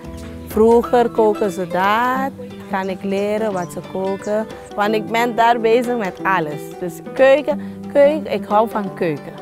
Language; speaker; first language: Dutch; non-native, local second language; Papiamento